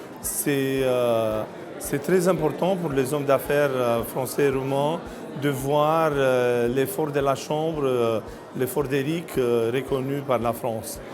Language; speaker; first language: French; non-native, fluent; Romanian